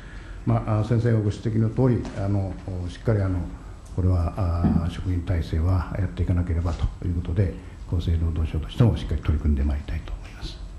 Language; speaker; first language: Japanese; native; Japanese